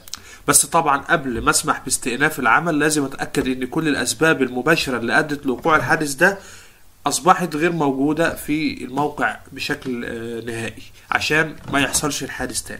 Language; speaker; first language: Arabic; native; Arabic